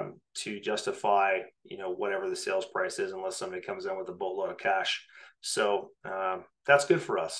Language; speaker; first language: English; native; English